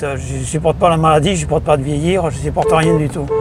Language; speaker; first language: French; native; French